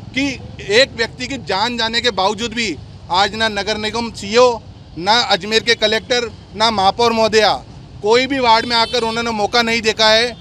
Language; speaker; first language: Hindi; native; Hindi